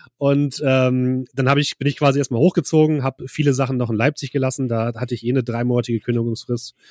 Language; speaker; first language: German; native; German